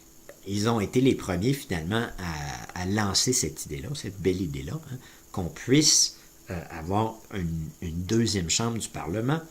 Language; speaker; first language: French; native; French